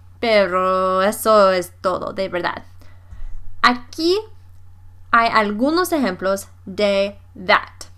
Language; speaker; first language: Spanish; non-native, fluent; English